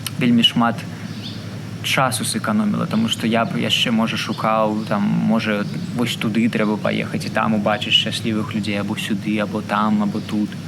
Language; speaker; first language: Belarusian; non-native, local second language; Russian